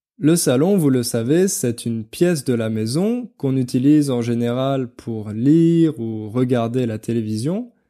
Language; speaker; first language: French; native; French